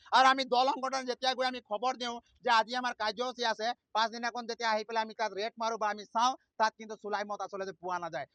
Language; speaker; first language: Assamese; non-native, local second language; Sadri